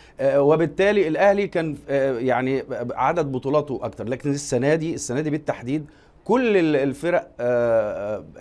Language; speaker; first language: Arabic; native; Arabic